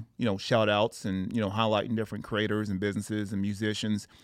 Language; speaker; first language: English; native; English